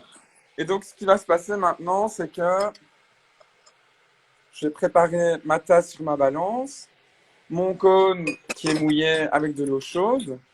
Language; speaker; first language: French; native; French